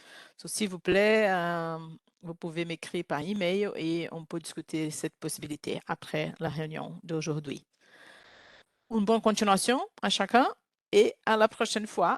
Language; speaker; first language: French; non-native, learner; Portuguese